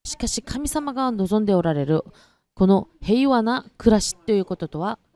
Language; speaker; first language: Japanese; non-native, fluent; Korean